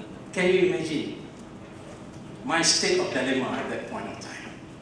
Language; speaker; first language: English; non-native, local second language; Malay